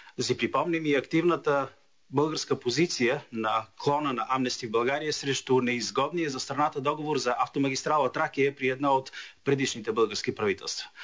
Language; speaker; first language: Bulgarian; native; Bulgarian